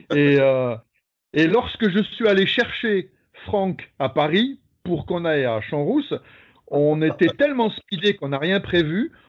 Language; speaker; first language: French; native; French